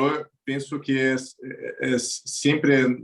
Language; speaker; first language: Spanish; non-native, learner; Portuguese